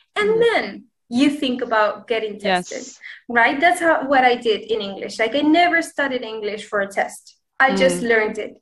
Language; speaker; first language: English; non-native, fluent; Spanish